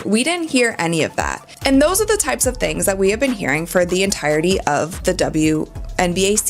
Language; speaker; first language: English; native; English